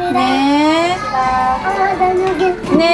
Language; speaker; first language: Korean; non-native, fluent; Japanese